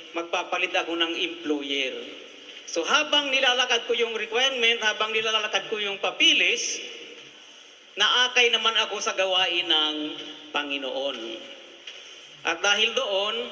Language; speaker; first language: Filipino; non-native, local second language; Bikol